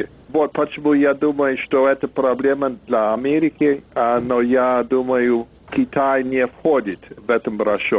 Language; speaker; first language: Russian; non-native, fluent; English